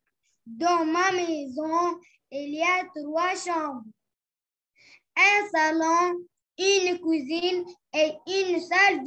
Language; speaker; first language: French; non-native, learner; Arabic